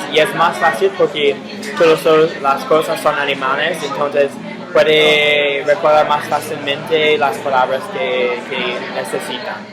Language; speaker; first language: Spanish; non-native, fluent; English